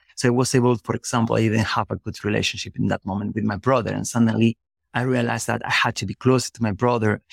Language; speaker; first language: English; non-native, fluent; Spanish